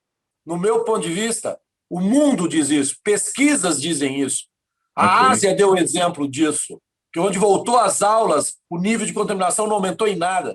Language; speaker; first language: Portuguese; native; Portuguese